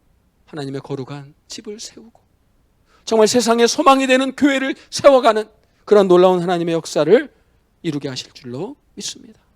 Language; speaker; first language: Korean; native; Korean